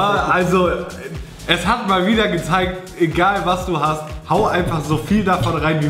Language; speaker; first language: German; native; German